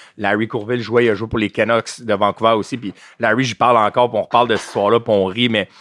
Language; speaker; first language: French; native; French